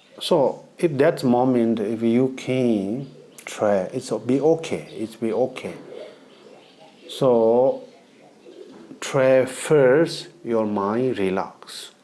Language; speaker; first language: English; non-native, learner; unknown